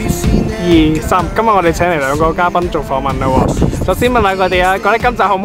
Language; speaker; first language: Chinese; native; Chinese